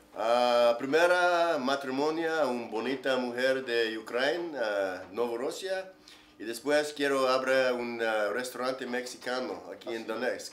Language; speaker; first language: Spanish; non-native, learner; English